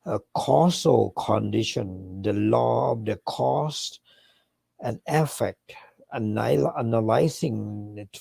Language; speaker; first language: English; non-native, fluent; Thai